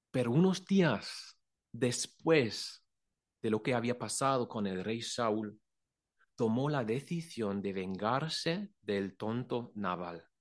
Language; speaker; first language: Spanish; non-native, fluent; German